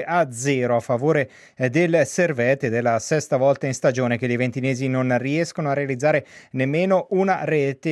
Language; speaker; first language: Italian; native; Italian